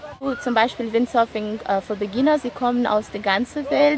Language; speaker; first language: German; non-native, fluent; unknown